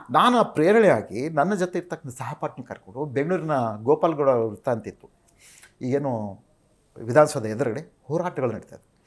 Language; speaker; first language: Kannada; native; Kannada